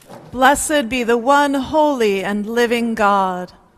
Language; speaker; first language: English; native; English